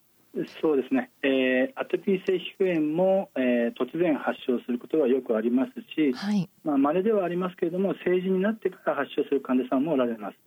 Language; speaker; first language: Japanese; native; Japanese